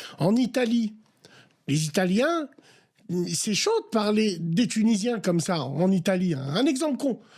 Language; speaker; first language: French; early bilingual, other home language; Arabic